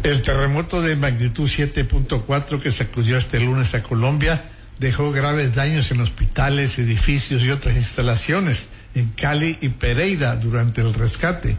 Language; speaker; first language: Spanish; native; Spanish